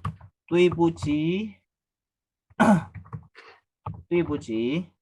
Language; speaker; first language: Indonesian; native; Indonesian